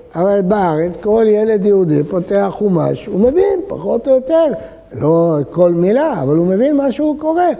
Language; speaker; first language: Hebrew; early bilingual, other home language; Arabic